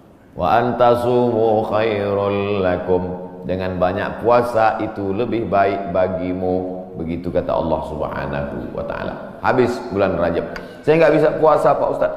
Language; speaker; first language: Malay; native; Malay